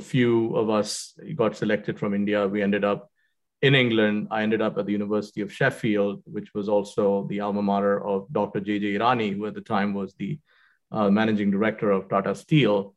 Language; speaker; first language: English; non-native, local second language; Hindi